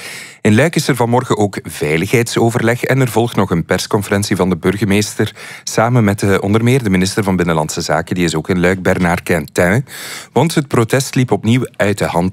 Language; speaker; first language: Dutch; native; Dutch